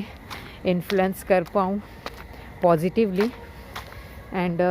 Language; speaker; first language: Hindi; native; Hindi